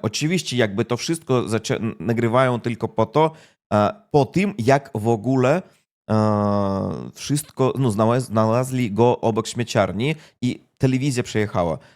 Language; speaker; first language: Polish; non-native, fluent; Russian